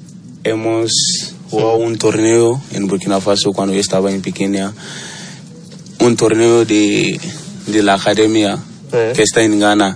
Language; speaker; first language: Spanish; non-native, learner; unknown